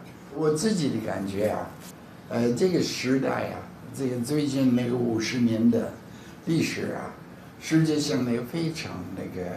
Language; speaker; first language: Chinese; non-native, fluent; English